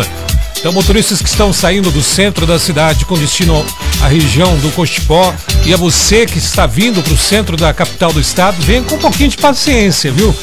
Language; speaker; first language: Portuguese; native; Portuguese